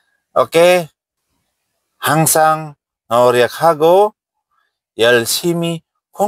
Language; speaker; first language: Korean; non-native, fluent; Indonesian